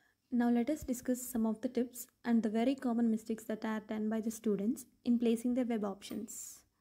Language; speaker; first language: English; non-native, local second language; Telugu